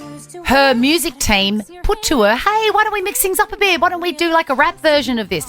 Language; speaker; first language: English; native; English